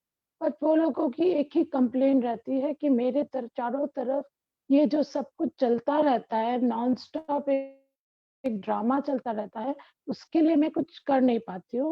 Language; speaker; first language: Hindi; non-native, local second language; Bangla